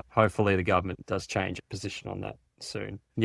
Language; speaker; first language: English; native; English